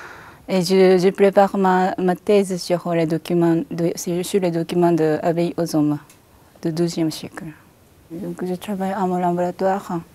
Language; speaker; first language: French; non-native, fluent; Japanese